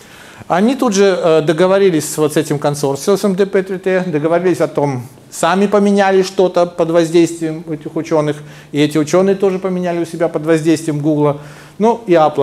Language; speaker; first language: Russian; native; Russian